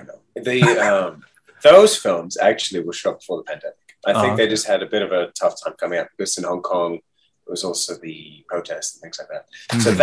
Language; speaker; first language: English; native; English